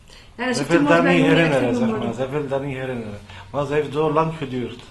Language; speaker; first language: Dutch; non-native, local second language; Arabic